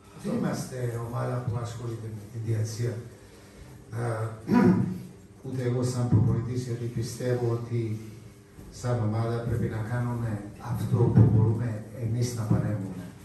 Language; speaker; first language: Greek; non-native, fluent; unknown